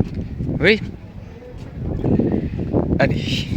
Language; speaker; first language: French; native; French